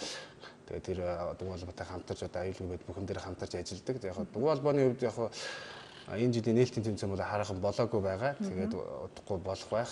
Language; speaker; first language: Mongolian; native; Mongolian